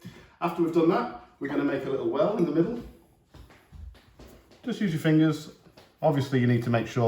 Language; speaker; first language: English; native; English